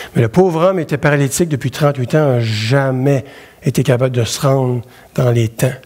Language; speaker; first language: French; native; French